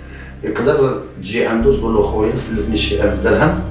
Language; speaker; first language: Arabic; native; Arabic